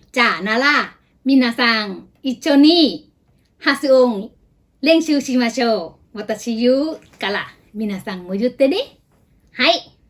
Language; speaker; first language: Japanese; non-native, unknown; Thai